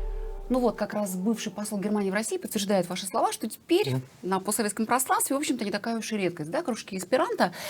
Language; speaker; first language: Russian; native; Russian